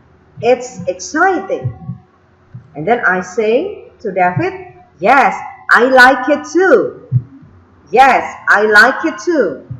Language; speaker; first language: English; non-native, fluent; Indonesian